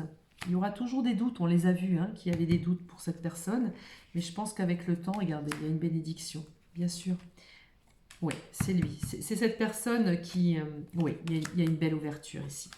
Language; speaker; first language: French; native; French